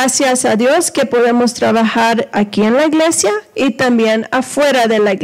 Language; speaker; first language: Spanish; early bilingual, heritage; Spanish